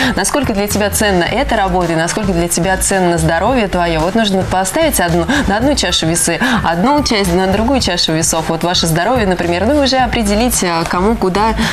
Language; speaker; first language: Russian; native; Russian